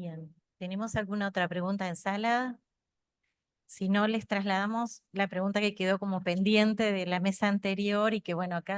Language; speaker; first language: Spanish; native; Spanish